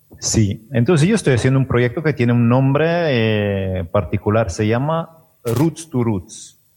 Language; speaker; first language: Spanish; non-native, fluent; Italian